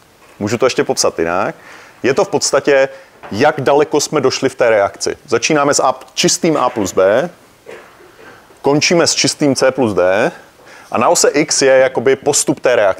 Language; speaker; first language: Czech; native; Czech